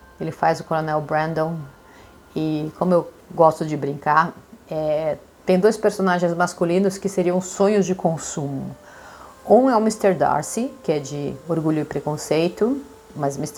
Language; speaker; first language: Portuguese; native; Portuguese